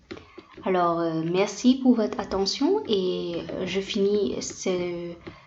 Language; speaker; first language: French; non-native, fluent; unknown